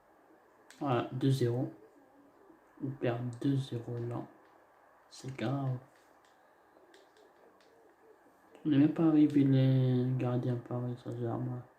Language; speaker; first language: French; non-native, learner; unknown